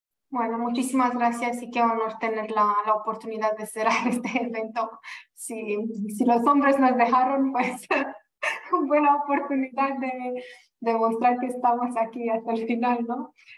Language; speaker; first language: Spanish; non-native, fluent; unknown